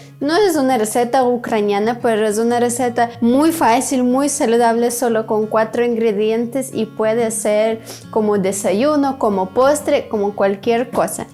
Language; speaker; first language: Spanish; non-native, fluent; Ukrainian